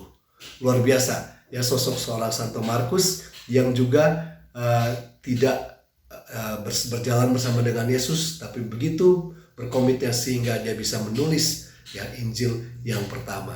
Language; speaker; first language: Indonesian; native; Indonesian